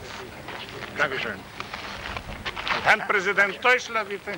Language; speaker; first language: German; non-native, fluent; Ukrainian